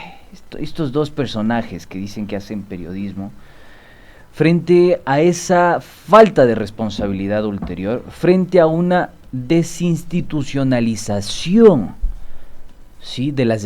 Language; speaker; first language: Spanish; native; Spanish